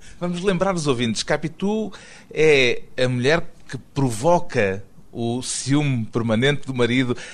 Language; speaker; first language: Portuguese; native; Portuguese